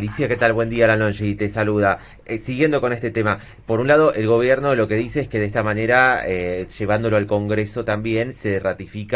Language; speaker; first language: Spanish; native; Spanish